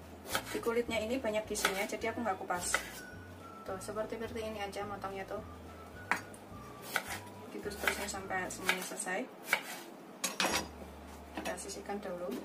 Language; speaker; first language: Indonesian; native; Indonesian